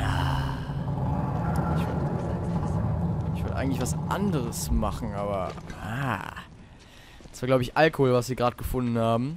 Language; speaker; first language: German; native; German